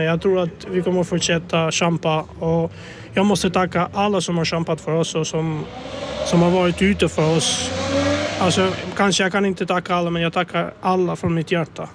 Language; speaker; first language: Swedish; non-native, fluent; Albanian